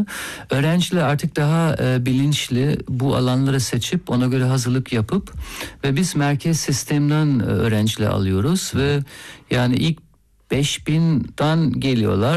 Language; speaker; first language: Turkish; non-native, fluent; German